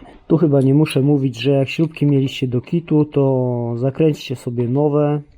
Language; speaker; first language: Polish; native; Polish